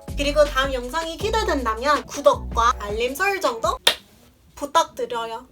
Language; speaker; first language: Korean; non-native, fluent; English